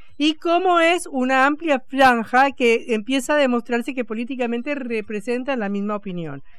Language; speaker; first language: Spanish; native; Spanish